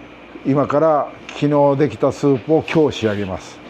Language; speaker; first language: Japanese; native; Japanese